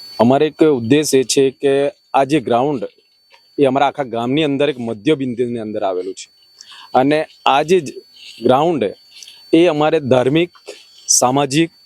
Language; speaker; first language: Gujarati; non-native, local second language; Gamit